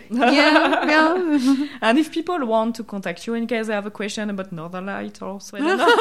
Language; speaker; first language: English; non-native, learner; French